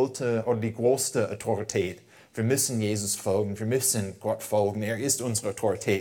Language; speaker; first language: German; non-native, fluent; English